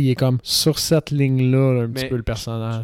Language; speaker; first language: French; native; French